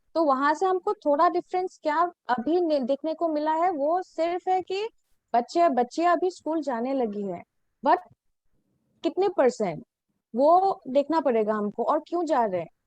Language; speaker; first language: Hindi; non-native, local second language; Assamese